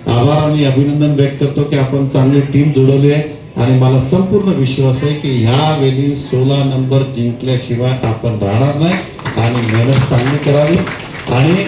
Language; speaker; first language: Marathi; non-native, local second language; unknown